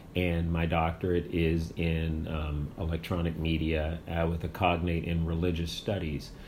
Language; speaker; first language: English; native; English